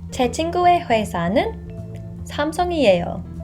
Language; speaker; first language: Korean; non-native, fluent; English